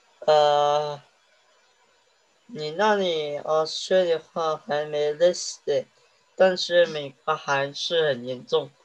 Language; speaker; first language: Chinese; early bilingual, heritage; Chinese